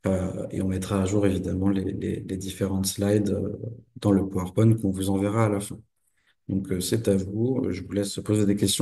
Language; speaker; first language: French; native; French